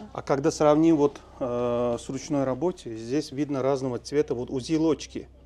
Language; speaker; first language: Russian; non-native, local second language; Tajik